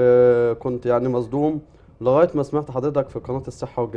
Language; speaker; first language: Arabic; native; Arabic